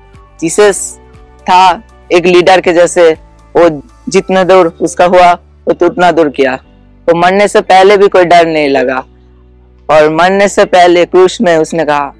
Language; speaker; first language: Hindi; non-native, local second language; Bangla